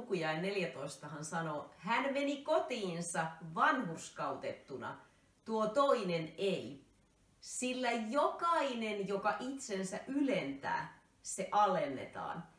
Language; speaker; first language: Finnish; native; Finnish